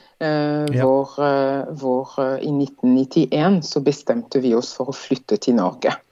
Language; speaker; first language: Norwegian; non-native, fluent; French